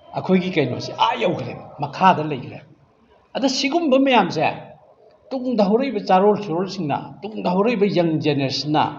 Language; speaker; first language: Manipuri; native; Manipuri